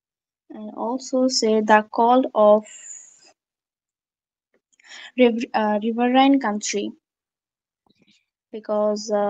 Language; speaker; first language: English; non-native, learner; Bangla